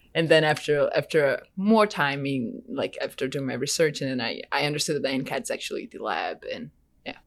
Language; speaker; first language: English; non-native, fluent; Portuguese